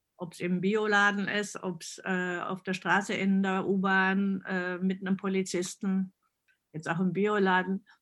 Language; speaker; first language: German; early bilingual, other home language; Italian